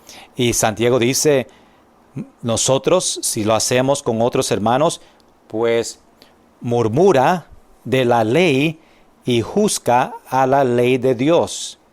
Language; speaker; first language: Spanish; non-native, fluent; English